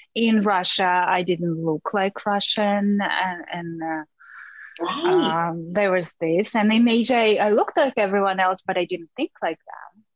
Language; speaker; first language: English; non-native, fluent; Russian